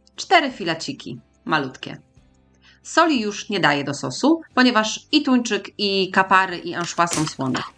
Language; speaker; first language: Polish; native; Polish